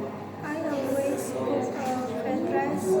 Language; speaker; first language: English; non-native, learner; Indonesian